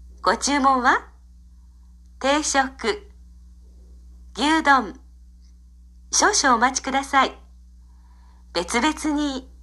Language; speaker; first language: Japanese; non-native, learner; Indonesian